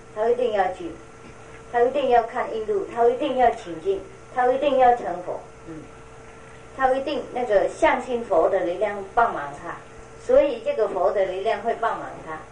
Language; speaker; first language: Chinese; non-native, fluent; Vietnamese